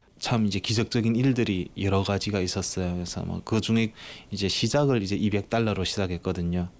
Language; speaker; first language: Korean; native; Korean